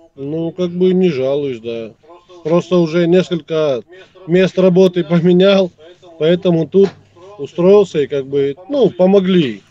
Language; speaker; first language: Russian; native; Russian